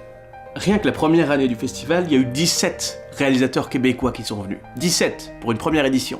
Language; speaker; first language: French; native; French